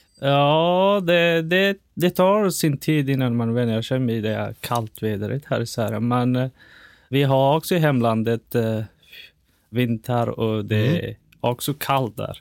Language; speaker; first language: Swedish; non-native, fluent; Persian